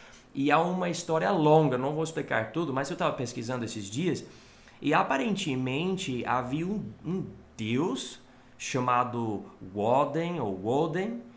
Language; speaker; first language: Portuguese; non-native, fluent; English